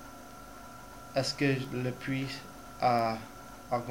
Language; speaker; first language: French; non-native, learner; English